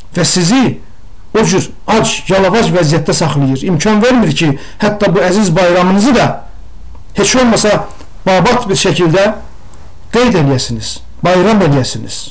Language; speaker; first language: Azerbaijani; non-native, local second language; Talysh